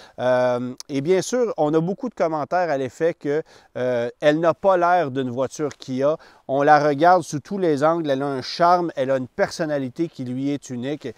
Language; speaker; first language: French; native; French